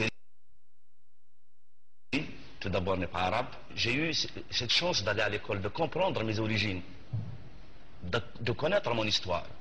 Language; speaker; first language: French; non-native, local second language; Kabyle